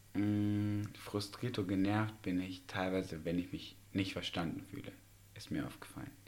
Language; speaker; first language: German; early bilingual, other home language; Russian